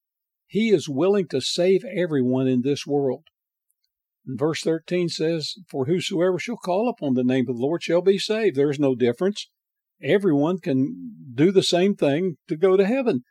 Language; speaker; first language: English; native; English